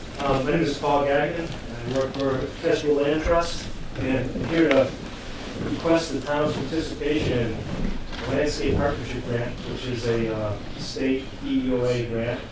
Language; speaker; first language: English; native; English